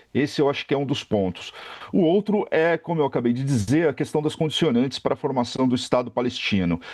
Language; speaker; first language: Portuguese; native; Portuguese